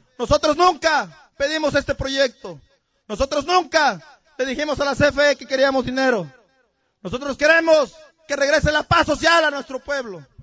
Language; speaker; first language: Spanish; native; Spanish